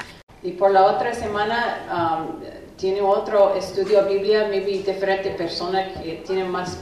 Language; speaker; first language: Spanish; non-native, learner; English